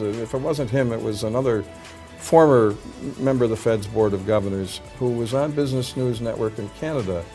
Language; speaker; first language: English; native; English